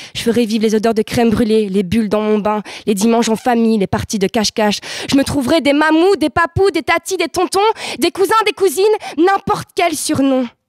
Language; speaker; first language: French; native; French